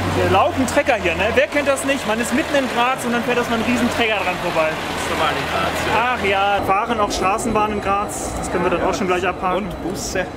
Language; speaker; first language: German; native; German